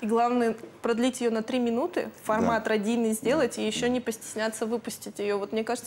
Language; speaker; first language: Russian; native; Russian